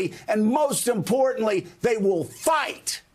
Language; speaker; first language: English; native; English